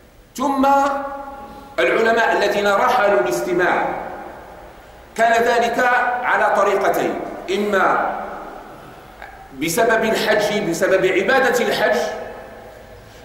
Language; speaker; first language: Arabic; native; Arabic